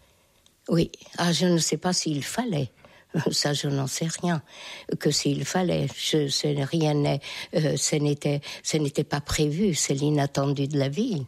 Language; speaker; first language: French; non-native, fluent; Hungarian